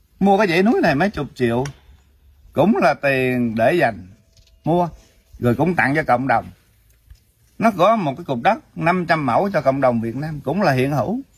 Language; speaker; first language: Vietnamese; early bilingual, heritage; Vietnamese